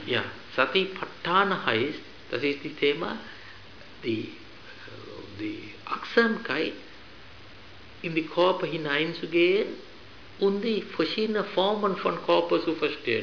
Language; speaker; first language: German; non-native, fluent; Sinhala